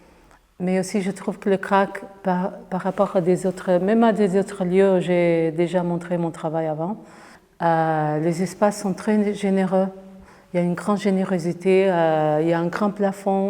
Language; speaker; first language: French; non-native, fluent; Portuguese